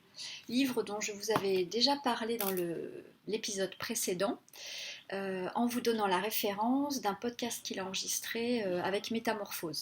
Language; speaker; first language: French; native; French